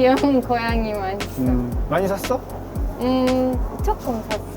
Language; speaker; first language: Korean; non-native, learner; Greek